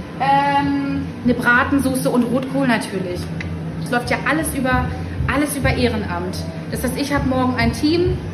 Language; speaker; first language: German; native; German